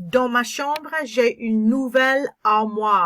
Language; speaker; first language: French; non-native, fluent; English